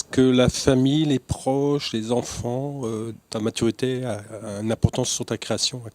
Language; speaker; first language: French; native; French